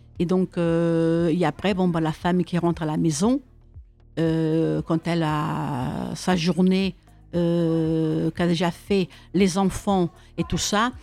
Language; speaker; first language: French; early bilingual, other home language; Portuguese